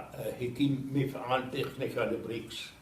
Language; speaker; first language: Hebrew; non-native, fluent; Arabic